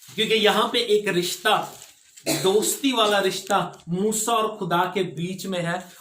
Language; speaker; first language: Hindi; non-native, local second language; Punjabi